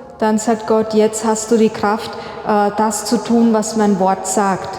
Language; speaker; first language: German; non-native, fluent; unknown